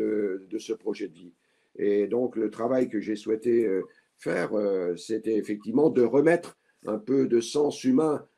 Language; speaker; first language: French; native; French